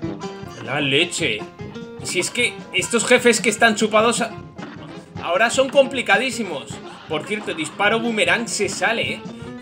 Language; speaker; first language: Spanish; native; Spanish